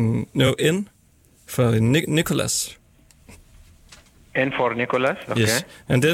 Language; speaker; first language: English; non-native, learner; Danish